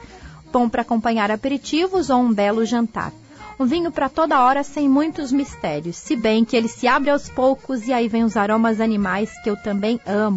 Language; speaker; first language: Portuguese; native; Portuguese